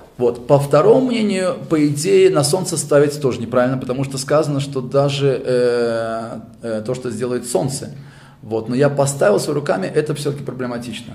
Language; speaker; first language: Russian; early bilingual, heritage; Russian